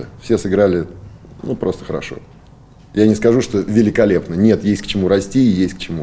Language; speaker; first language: Russian; native; Russian